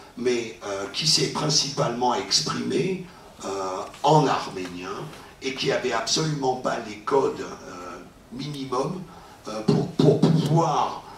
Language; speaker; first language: French; native; French